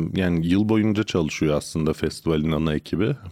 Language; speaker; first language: Turkish; native; Turkish